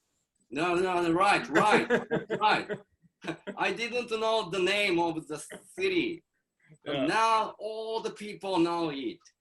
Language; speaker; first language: English; non-native, learner; Japanese